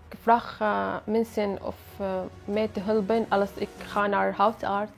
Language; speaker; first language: Dutch; non-native, learner; Arabic